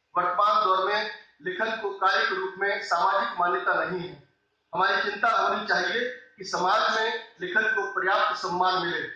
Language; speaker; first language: Hindi; non-native, local second language; Rajasthani